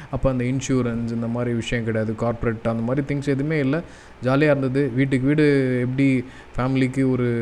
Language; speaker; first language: Tamil; native; Tamil